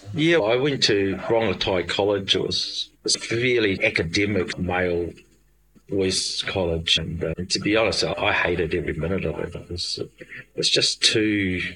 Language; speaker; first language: English; native; English